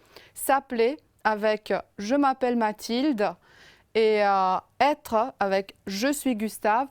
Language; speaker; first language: French; non-native, fluent; Romanian